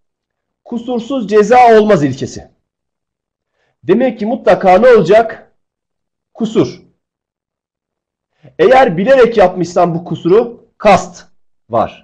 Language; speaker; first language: Turkish; native; Turkish